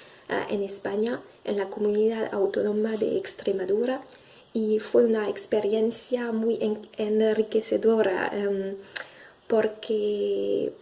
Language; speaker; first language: Spanish; non-native, fluent; French